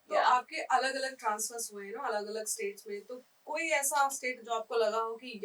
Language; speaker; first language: Hindi; native; Hindi